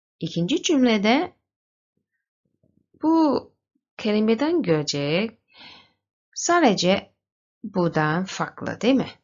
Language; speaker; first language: Turkish; non-native, learner; Chinese